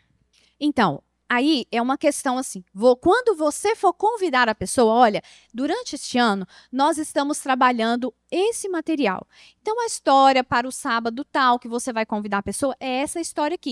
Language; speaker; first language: Portuguese; native; Portuguese